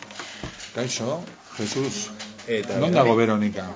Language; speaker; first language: Basque; non-native, learner; Spanish